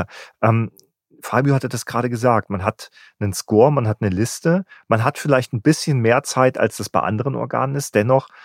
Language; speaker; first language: German; native; German